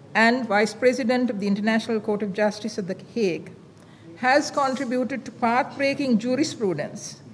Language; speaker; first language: English; non-native, local second language; Sinhala